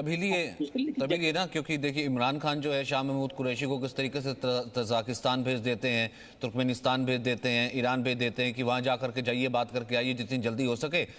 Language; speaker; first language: Hindi; native; Hindi